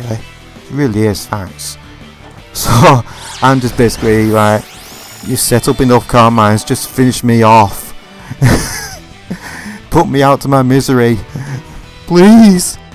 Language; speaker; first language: English; native; English